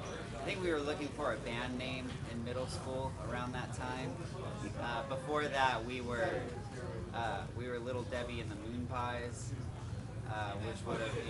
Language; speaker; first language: English; native; English